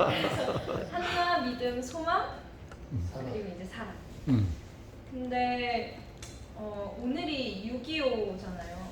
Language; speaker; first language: Korean; early bilingual, heritage; Korean